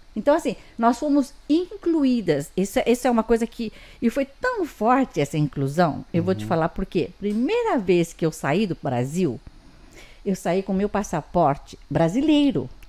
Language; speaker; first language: Portuguese; early bilingual, other home language; Chinese